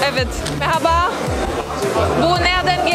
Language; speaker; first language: Turkish; non-native, learner; German